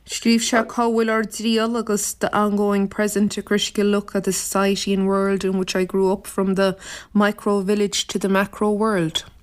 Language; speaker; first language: Irish; native; Irish